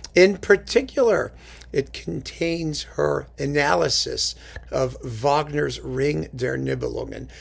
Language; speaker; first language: English; native; English